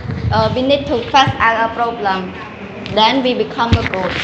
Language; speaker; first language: English; non-native, learner; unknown